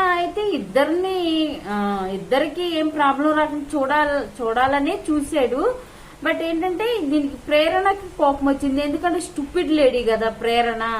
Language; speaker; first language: Telugu; native; Telugu